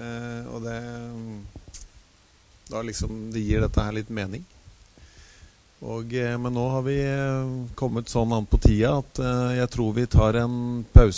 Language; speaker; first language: Norwegian; native; Norwegian